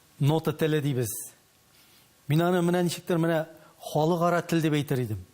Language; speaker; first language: Tatar; native; Tatar